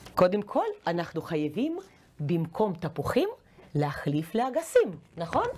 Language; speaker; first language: Hebrew; non-native, fluent; Ukrainian